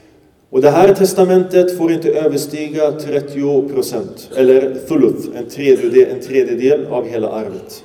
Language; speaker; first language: Swedish; early bilingual, other home language; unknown